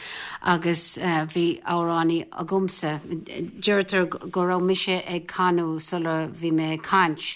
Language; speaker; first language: Irish; non-native, local second language; English